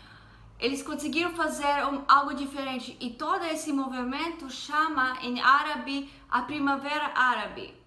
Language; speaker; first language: Portuguese; non-native, fluent; Hebrew